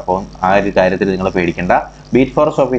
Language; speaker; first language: Malayalam; native; Malayalam